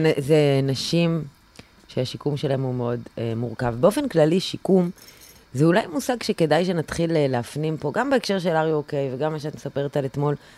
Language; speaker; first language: Hebrew; native; Hebrew